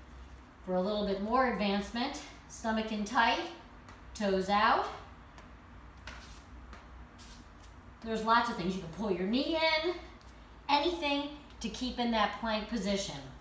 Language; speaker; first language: English; native; English